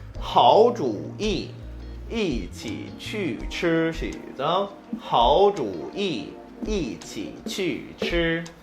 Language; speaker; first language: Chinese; non-native, learner; Korean